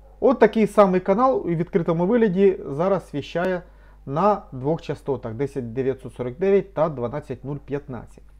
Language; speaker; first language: Ukrainian; non-native, local second language; Russian